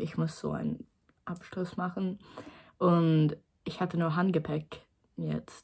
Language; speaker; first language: German; non-native, learner; Swedish